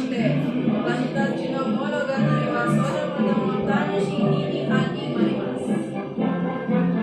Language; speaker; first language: Japanese; non-native, learner; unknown